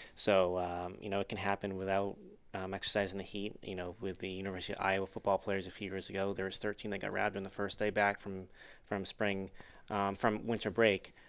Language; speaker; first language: English; native; English